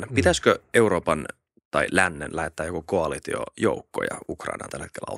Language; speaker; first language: Finnish; native; Finnish